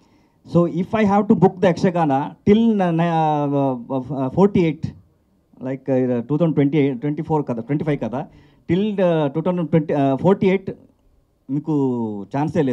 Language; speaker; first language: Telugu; non-native, learner; Kannada